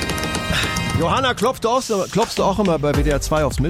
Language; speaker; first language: German; native; German